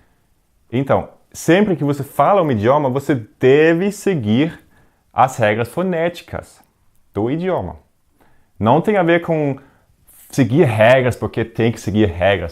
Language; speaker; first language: Portuguese; non-native, fluent; Danish